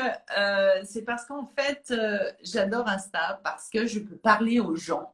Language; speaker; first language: French; native; French